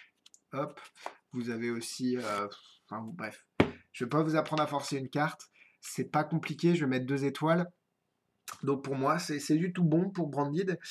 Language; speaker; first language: French; native; French